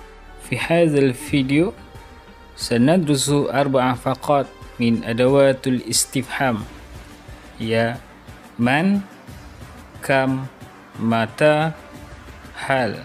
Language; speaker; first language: Arabic; non-native, fluent; Malay